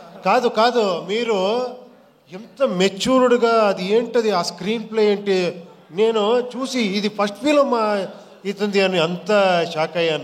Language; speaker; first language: Telugu; non-native, fluent; Kannada